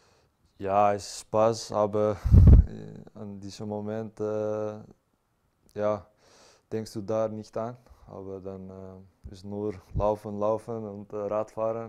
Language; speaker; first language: German; non-native, learner; Dutch